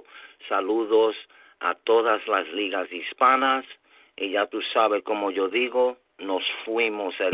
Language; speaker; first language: Spanish; early bilingual, heritage; English